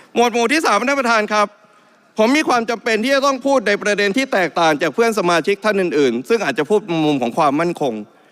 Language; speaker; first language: Thai; native; Thai